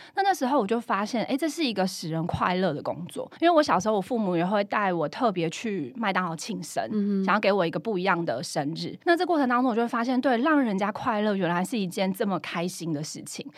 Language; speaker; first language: Chinese; native; Chinese